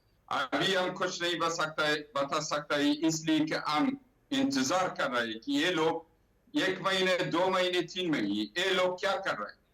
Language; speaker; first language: Hindi; non-native, learner; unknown